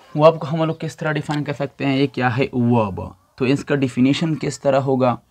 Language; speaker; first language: Urdu; non-native, local second language; Pashto